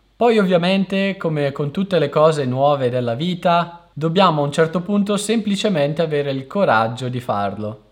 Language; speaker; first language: Italian; native; Italian